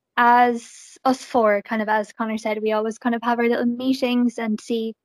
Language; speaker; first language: English; native; English